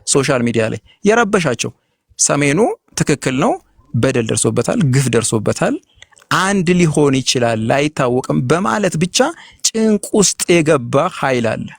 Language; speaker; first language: Amharic; native; Amharic